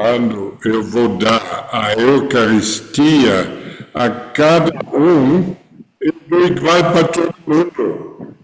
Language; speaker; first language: Portuguese; non-native, fluent; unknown